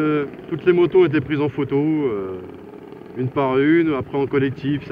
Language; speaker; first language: French; native; French